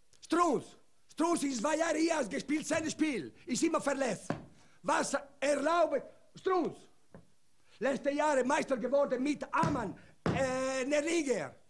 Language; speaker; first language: German; non-native, learner; Italian